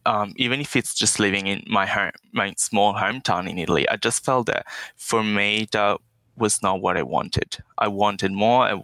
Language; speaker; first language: English; non-native, fluent; Italian